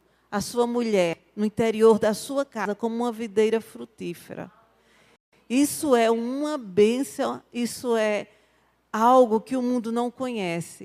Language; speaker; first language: Portuguese; native; Portuguese